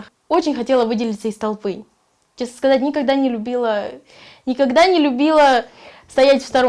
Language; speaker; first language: Russian; native; Russian